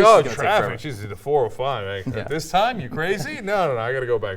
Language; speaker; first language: English; native; English